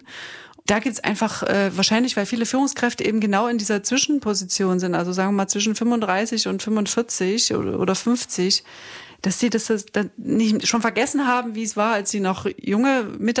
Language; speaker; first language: German; native; German